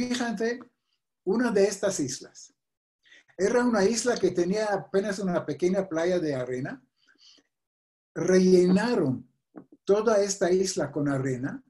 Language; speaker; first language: Spanish; non-native, fluent; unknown